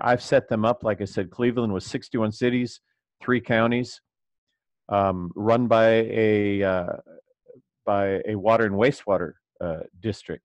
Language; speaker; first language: English; native; English